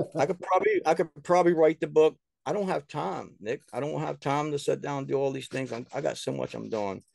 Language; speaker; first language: English; native; English